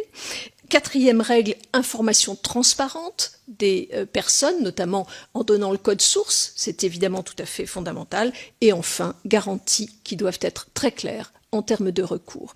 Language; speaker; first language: French; native; French